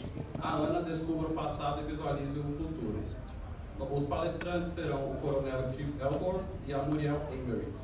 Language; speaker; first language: Portuguese; native; Portuguese